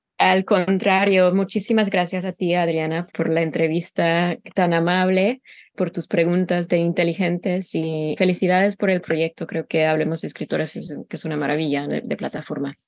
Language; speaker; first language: Spanish; non-native, fluent; English